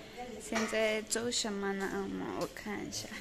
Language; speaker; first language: Chinese; non-native, learner; Nepali